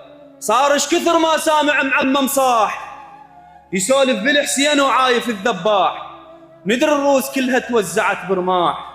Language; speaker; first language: Arabic; native; Arabic